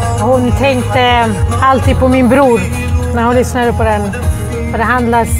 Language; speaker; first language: Swedish; early bilingual, other home language; Arabic